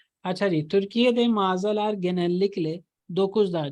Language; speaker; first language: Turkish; non-native, fluent; Urdu